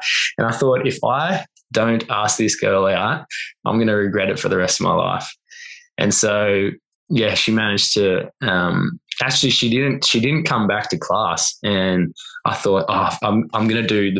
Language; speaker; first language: English; native; English